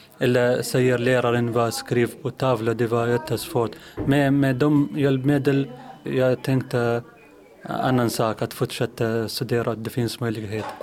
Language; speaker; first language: Swedish; non-native, learner; Arabic